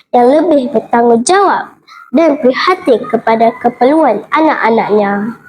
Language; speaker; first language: Malay; native; Malay